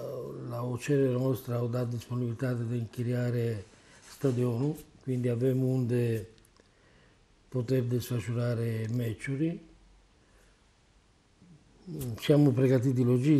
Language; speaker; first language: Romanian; non-native, learner; Italian